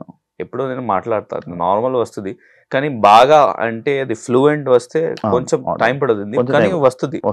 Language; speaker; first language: Telugu; non-native, local second language; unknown